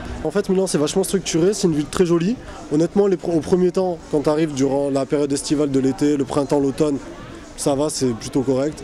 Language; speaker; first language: French; native; French